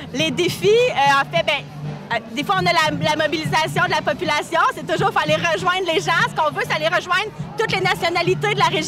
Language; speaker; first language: French; native; French